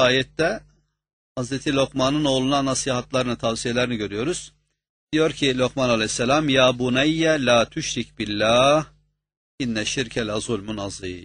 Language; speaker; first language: Turkish; native; Turkish